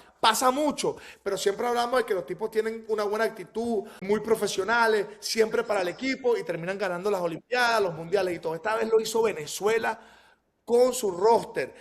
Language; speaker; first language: Spanish; native; Spanish